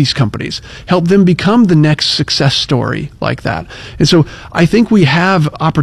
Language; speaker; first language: English; native; English